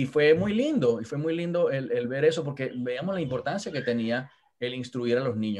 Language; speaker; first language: Spanish; native; Spanish